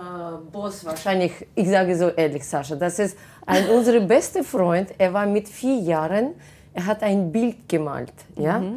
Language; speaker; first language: German; non-native, fluent; Russian